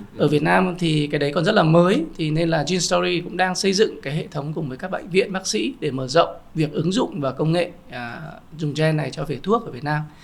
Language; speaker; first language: Vietnamese; native; Vietnamese